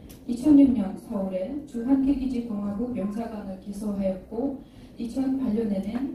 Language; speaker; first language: Korean; non-native, fluent; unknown